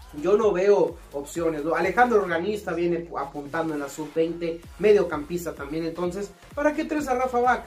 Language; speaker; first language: Spanish; native; Spanish